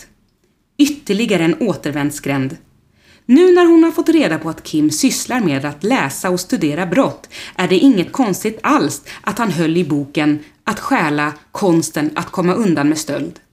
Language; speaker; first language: Swedish; native; Swedish